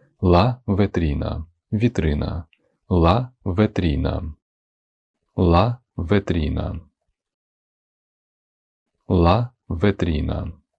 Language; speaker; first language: Italian; non-native, fluent; Ukrainian